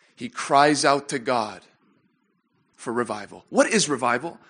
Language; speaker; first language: English; native; English